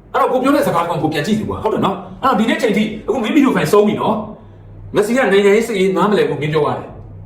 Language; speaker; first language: Burmese; native; Burmese